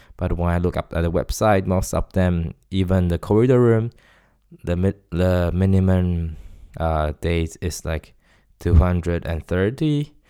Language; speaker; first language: English; non-native, fluent; Chinese